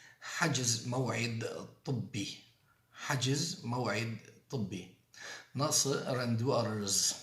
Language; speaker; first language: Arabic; non-native, fluent; Turkish